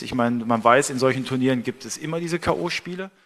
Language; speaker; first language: German; native; German